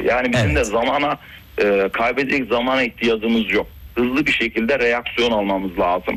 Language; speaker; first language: Turkish; native; Turkish